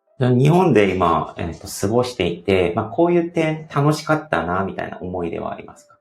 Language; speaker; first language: Japanese; non-native, fluent; Korean